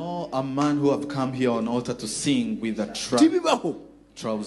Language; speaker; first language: English; non-native, local second language; Kinyarwanda